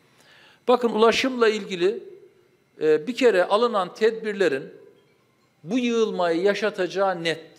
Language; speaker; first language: Turkish; native; Turkish